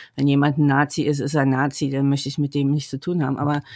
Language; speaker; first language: German; native; German